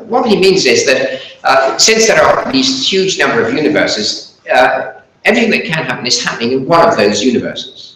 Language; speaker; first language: English; native; English